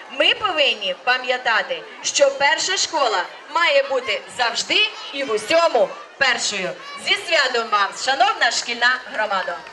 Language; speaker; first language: Ukrainian; native; Ukrainian